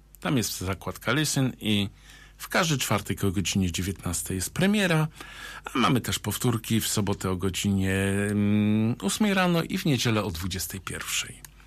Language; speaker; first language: Polish; native; Polish